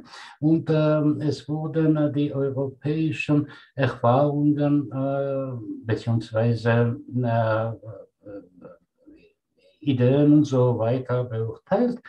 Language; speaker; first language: German; non-native, fluent; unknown